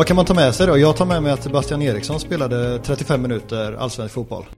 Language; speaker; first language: Swedish; native; Swedish